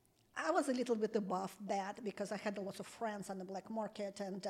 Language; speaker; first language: English; non-native, fluent; Russian